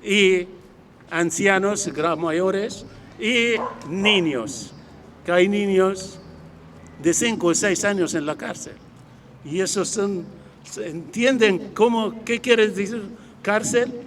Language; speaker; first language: Spanish; non-native, fluent; Arabic